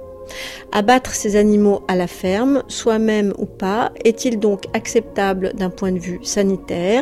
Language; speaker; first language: French; native; French